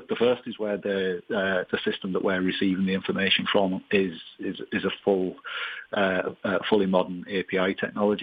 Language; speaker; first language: English; native; English